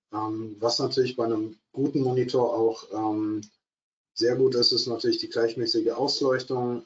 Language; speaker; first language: German; native; German